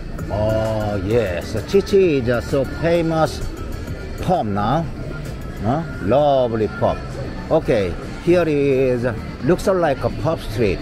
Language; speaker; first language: English; non-native, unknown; Korean